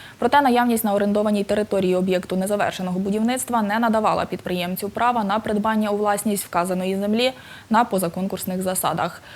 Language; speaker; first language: Ukrainian; native; Ukrainian